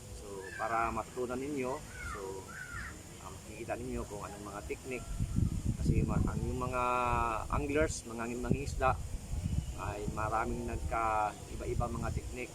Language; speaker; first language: Filipino; non-native, local second language; Cebuano